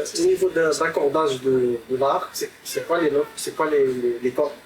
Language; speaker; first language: French; non-native, local second language; Arabic